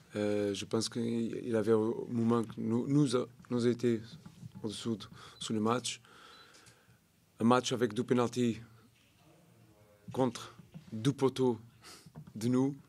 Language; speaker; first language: French; non-native, learner; Portuguese